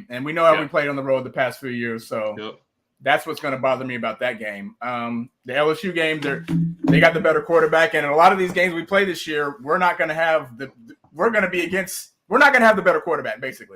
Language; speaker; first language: English; native; English